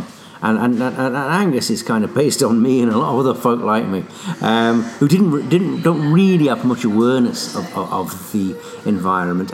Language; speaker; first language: English; native; English